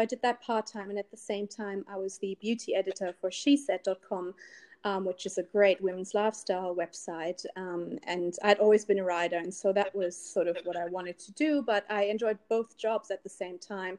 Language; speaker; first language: English; non-native, fluent; German